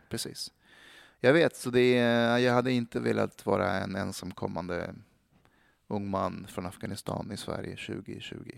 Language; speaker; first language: Swedish; early bilingual, other home language; Persian